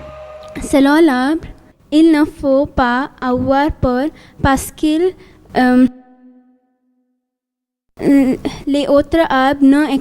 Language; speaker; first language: French; non-native, learner; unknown